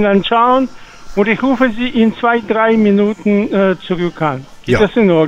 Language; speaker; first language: German; non-native, fluent; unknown